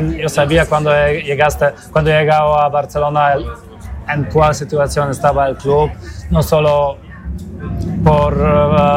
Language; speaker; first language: Spanish; non-native, learner; Polish